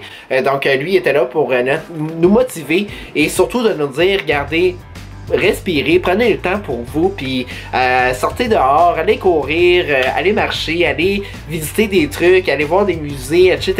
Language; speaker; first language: French; native; French